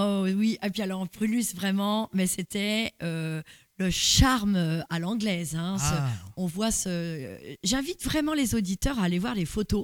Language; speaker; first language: French; native; French